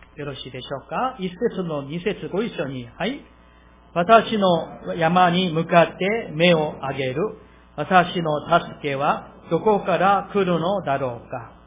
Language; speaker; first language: Japanese; non-native, fluent; Korean